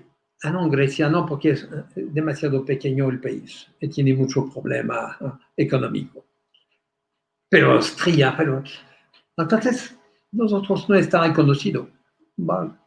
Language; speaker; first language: Spanish; non-native, fluent; French